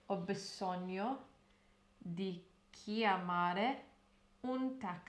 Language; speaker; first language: Italian; non-native, learner; English